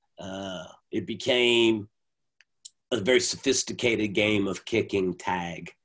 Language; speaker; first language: English; native; English